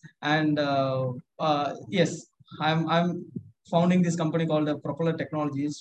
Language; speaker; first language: English; non-native, local second language; Tamil